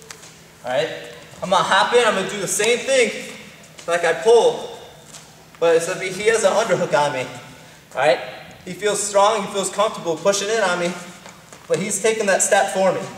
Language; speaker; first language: English; native; English